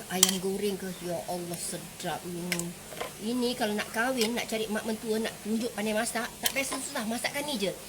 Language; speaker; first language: Malay; native; Malay